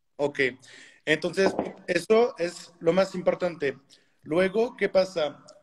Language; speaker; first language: Spanish; non-native, fluent; French